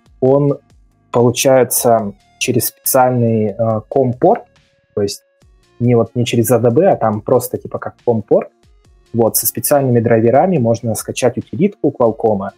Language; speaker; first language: Russian; native; Russian